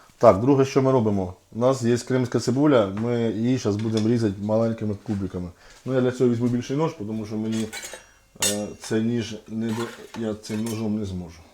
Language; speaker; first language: Ukrainian; non-native, local second language; Russian